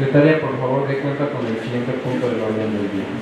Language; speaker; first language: Spanish; native; Spanish